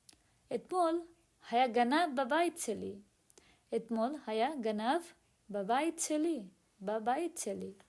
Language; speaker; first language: Hebrew; non-native, learner; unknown